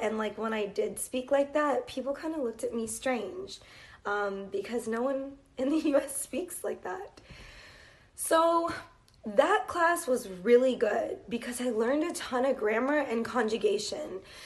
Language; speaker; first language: English; native; English